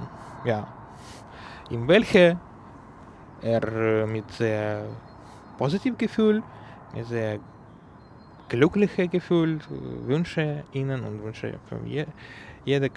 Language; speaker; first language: German; non-native, learner; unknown